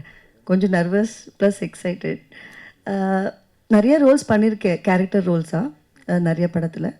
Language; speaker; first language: Tamil; non-native, local second language; Kannada